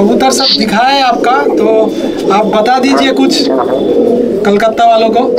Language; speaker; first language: Hindi; non-native, local second language; Bangla